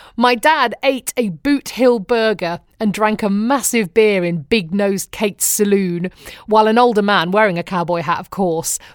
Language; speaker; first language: English; native; English